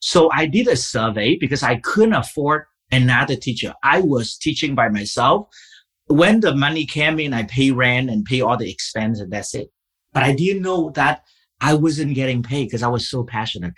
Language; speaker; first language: English; non-native, fluent; Vietnamese